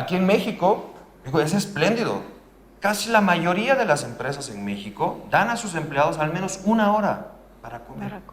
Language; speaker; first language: Spanish; early bilingual, other home language; Korean